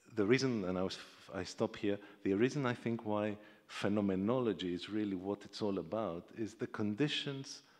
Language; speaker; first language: English; non-native, fluent; Greek